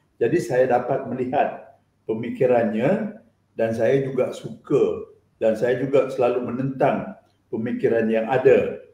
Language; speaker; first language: Malay; native; Malay